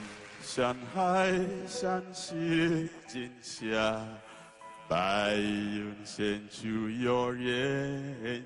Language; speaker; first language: Chinese; non-native, fluent; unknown